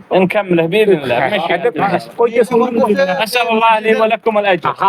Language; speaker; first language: Arabic; native; Arabic